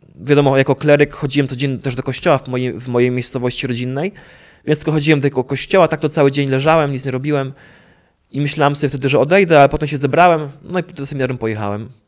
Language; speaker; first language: Polish; native; Polish